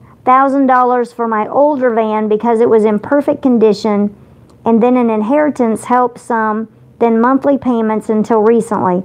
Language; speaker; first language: English; native; English